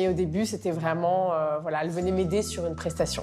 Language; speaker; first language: French; native; French